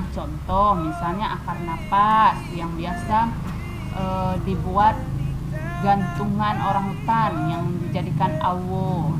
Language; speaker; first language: Indonesian; native; Indonesian